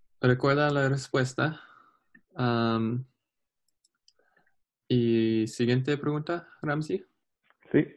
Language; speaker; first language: Spanish; non-native, learner; English